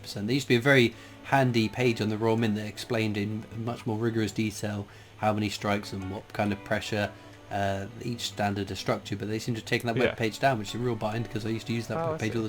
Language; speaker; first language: English; native; English